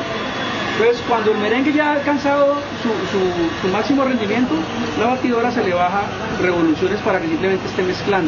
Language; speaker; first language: Spanish; native; Spanish